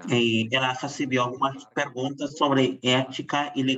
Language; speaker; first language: Portuguese; non-native, fluent; Spanish